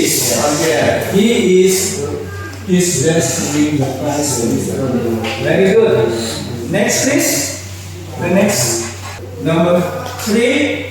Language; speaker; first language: English; non-native, fluent; Indonesian